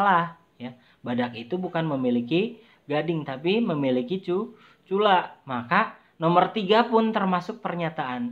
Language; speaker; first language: Indonesian; native; Indonesian